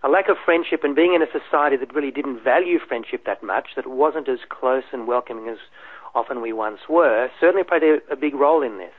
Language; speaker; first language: English; native; English